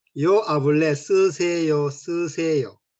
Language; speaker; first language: Spanish; non-native, learner; Korean